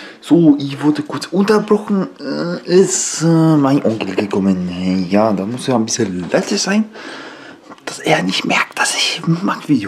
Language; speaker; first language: German; non-native, learner; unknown